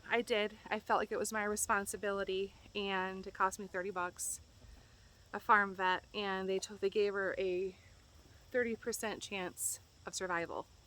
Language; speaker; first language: English; native; English